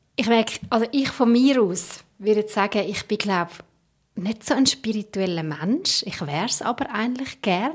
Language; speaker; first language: German; native; German